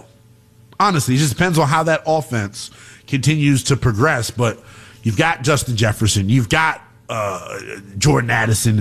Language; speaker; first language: English; native; English